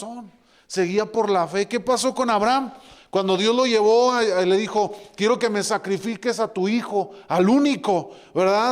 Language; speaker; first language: Spanish; native; Spanish